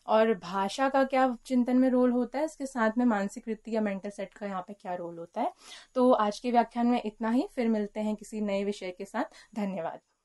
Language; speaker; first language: Hindi; native; Hindi